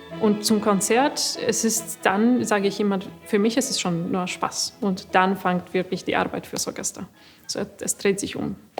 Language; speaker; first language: German; non-native, fluent; Polish